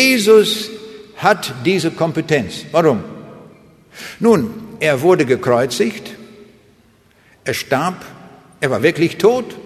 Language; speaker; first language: German; native; German